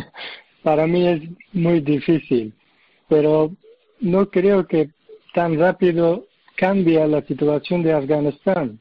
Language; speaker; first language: Spanish; non-native, learner; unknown